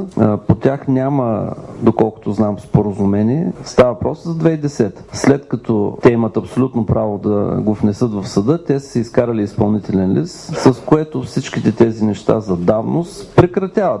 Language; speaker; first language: Bulgarian; native; Bulgarian